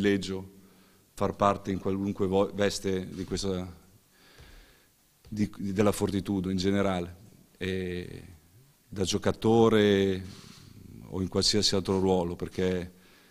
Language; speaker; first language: Italian; native; Italian